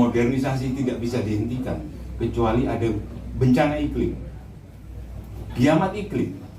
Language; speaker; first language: Indonesian; non-native, local second language; Javanese